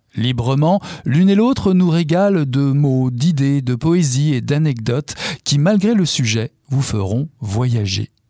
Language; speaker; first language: French; native; French